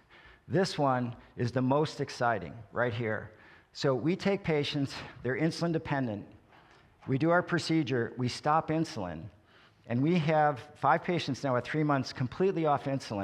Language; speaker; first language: English; native; English